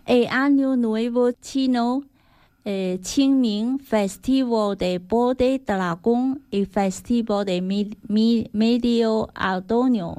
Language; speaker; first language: Spanish; non-native, learner; Chinese